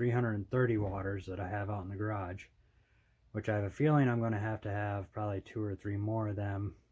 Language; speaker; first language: English; native; English